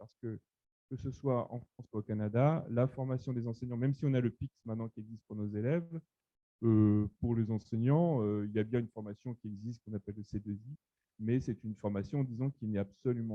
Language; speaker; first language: French; native; French